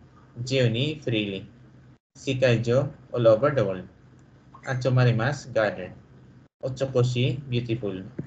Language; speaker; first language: English; non-native, local second language; Filipino